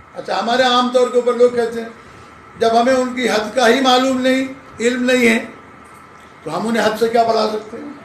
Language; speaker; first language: Urdu; non-native, local second language; Sindhi